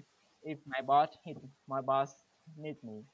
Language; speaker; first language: English; non-native, learner; Vietnamese